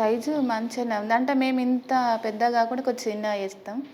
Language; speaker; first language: Telugu; native; Telugu